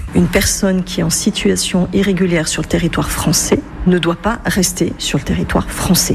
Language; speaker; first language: French; native; French